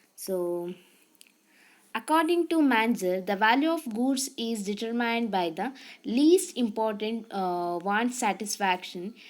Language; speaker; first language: English; non-native, local second language; Kannada